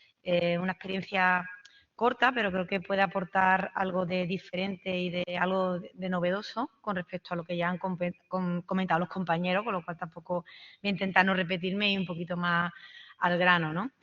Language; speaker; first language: Spanish; native; Spanish